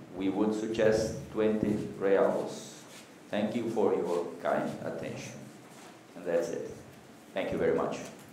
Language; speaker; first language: English; non-native, fluent; Portuguese